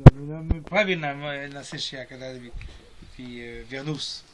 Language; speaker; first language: Russian; non-native, learner; English